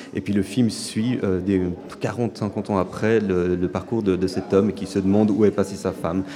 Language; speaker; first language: French; non-native, local second language; Rundi